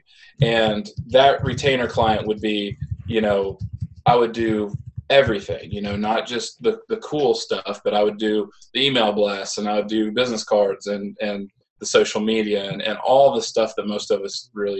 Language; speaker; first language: English; native; English